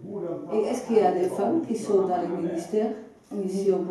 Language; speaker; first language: French; non-native, fluent; Dutch